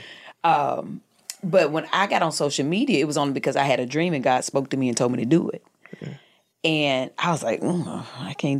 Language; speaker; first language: English; native; English